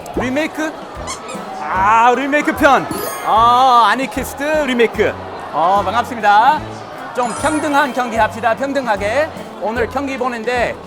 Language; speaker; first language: Korean; non-native, fluent; English